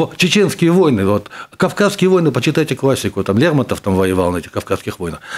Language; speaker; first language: Russian; native; Russian